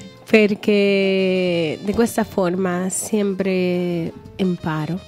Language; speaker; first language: Italian; non-native, learner; Spanish